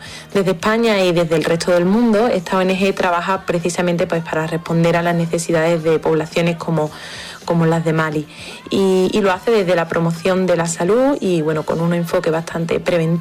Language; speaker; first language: Spanish; native; Spanish